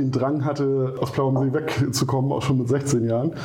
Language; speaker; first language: German; native; German